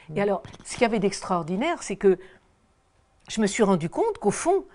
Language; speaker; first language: French; native; French